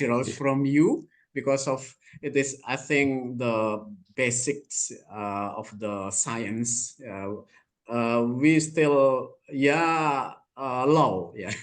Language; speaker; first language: English; non-native, learner; Indonesian